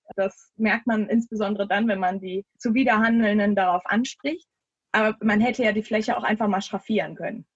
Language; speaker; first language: German; native; German